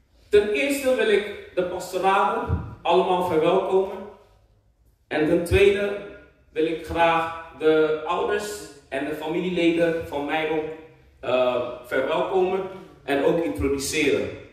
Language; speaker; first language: Dutch; non-native, fluent; Akan